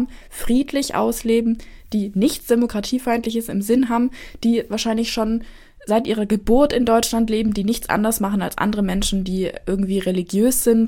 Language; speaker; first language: German; native; German